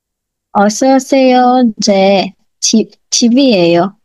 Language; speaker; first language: Korean; non-native, learner; Filipino